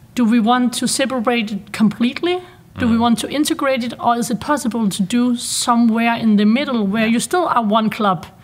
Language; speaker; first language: English; non-native, fluent; Danish